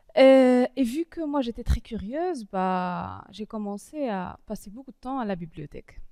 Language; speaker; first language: French; non-native, local second language; Arabic